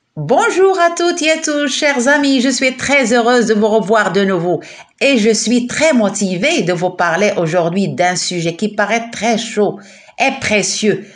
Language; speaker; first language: French; non-native, local second language; Arabic